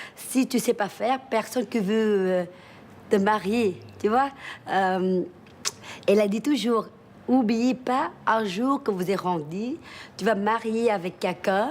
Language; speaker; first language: French; early bilingual, other home language; Vietnamese